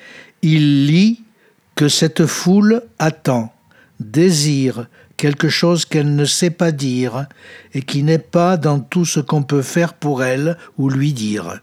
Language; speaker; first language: French; native; French